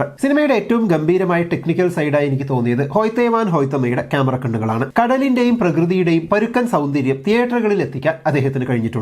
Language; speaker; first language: Malayalam; native; Malayalam